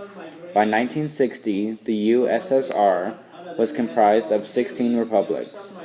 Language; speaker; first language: English; native; English